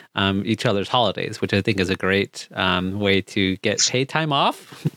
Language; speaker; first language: English; native; English